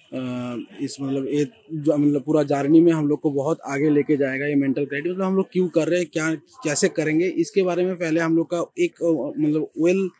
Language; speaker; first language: Hindi; non-native, local second language; Bangla